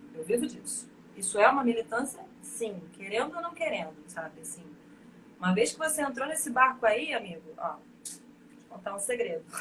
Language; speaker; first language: Portuguese; native; Portuguese